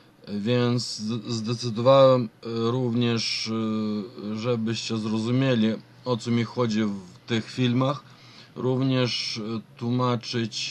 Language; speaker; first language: Polish; non-native, fluent; Ukrainian